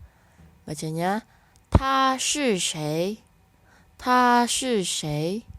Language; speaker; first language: Chinese; non-native, learner; Indonesian